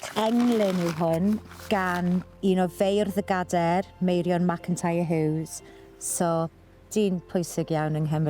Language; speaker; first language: Welsh; native; Welsh